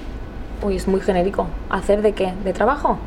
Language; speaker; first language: Spanish; native; Spanish